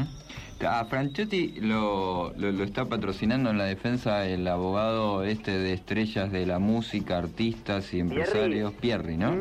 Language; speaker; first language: Spanish; native; Spanish